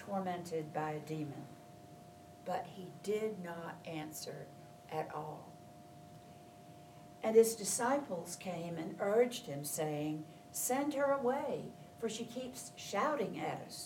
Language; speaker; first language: English; native; English